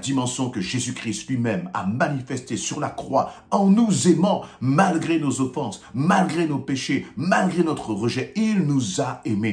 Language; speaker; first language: French; native; French